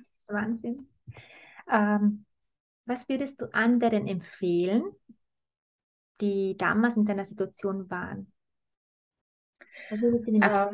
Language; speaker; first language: German; native; German